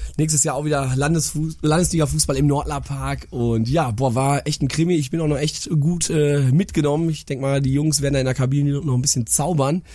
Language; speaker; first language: German; native; German